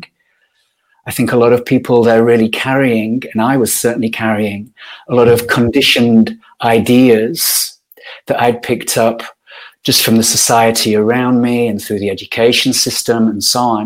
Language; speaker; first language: English; native; English